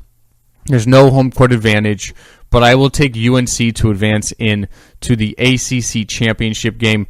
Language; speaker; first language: English; native; English